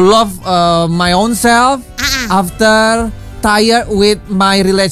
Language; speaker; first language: English; non-native, learner; Indonesian